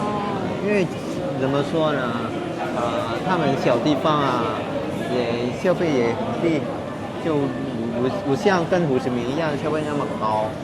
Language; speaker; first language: Chinese; non-native, fluent; Vietnamese